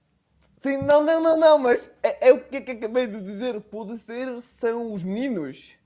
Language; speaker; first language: Portuguese; non-native, fluent; Italian